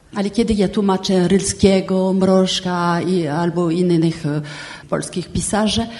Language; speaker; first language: Polish; non-native, fluent; French